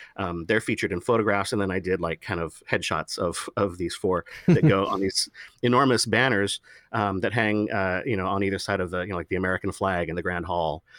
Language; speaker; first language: English; native; English